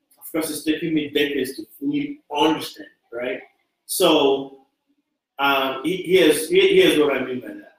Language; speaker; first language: English; non-native, local second language; Igbo